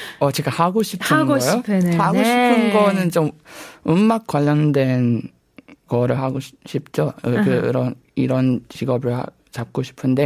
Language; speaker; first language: Korean; non-native, fluent; Burmese